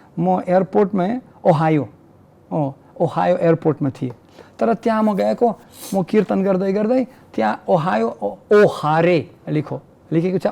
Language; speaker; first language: Nepali; non-native, fluent; Russian